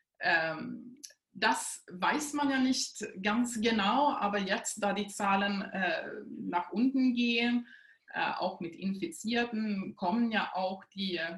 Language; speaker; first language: German; non-native, fluent; Swedish